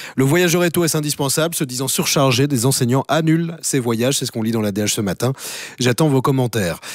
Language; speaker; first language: French; native; French